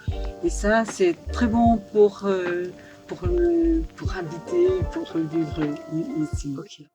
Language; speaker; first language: French; non-native, learner; Portuguese